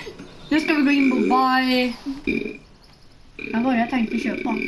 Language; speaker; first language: Swedish; native; Swedish